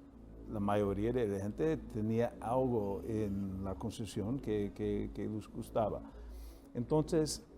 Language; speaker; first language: Spanish; non-native, fluent; English